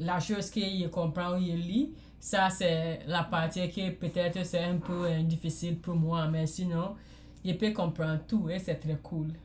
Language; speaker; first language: French; non-native, learner; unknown